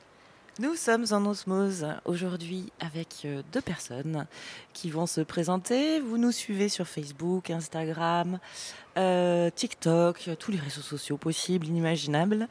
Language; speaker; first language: French; native; French